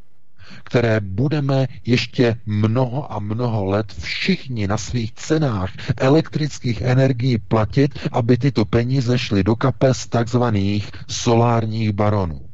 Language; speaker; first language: Czech; native; Czech